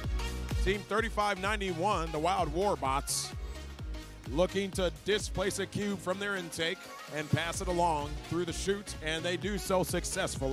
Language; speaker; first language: English; native; English